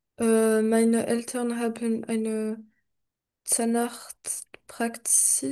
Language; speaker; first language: German; non-native, learner; French